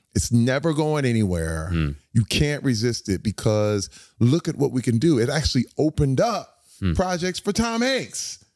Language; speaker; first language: English; native; English